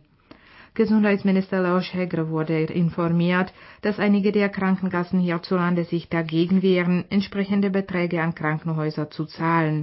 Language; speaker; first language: German; non-native, fluent; Czech